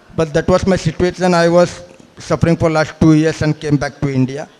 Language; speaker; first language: English; non-native, local second language; Malayalam